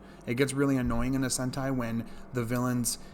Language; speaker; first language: English; native; English